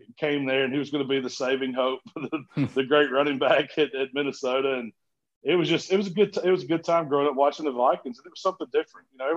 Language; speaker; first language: English; native; English